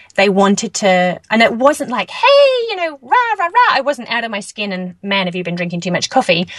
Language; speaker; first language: English; native; English